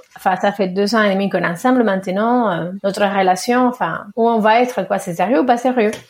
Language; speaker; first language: French; early bilingual, other home language; Spanish